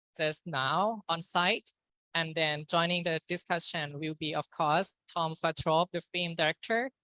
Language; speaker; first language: English; non-native, fluent; Thai